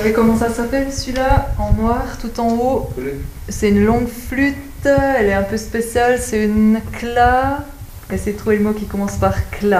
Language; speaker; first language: French; native; French